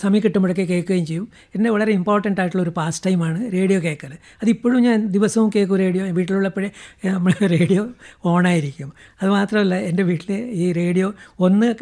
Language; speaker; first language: Malayalam; non-native, local second language; Kannada